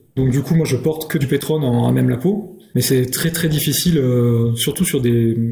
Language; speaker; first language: French; native; French